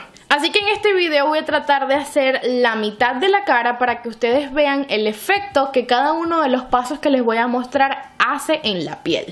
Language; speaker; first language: Spanish; native; Spanish